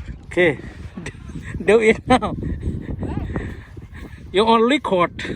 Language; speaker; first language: English; non-native, learner; Lao